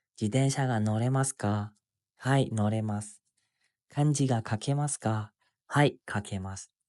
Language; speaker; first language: Japanese; non-native, fluent; Burmese